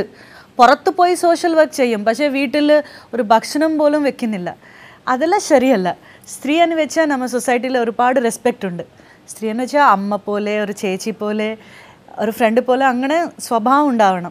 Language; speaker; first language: Malayalam; non-native, fluent; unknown